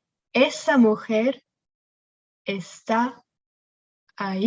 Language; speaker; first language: Spanish; non-native, fluent; English